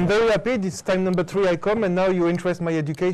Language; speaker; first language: English; non-native, fluent; French